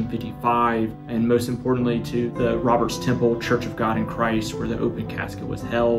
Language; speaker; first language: English; native; English